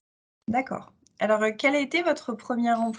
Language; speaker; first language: French; native; French